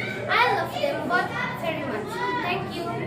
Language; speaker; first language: English; non-native, learner; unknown